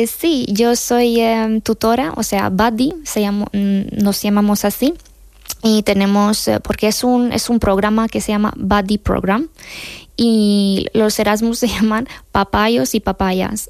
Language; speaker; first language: Spanish; non-native, fluent; Hungarian